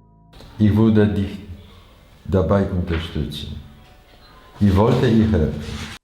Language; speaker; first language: German; non-native, learner; Chinese